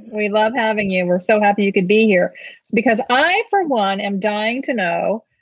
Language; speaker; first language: English; native; English